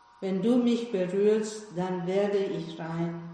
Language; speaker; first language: German; non-native, fluent; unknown